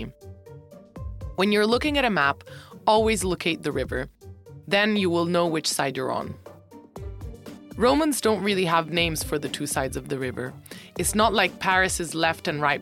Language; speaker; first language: English; non-native, fluent; Italian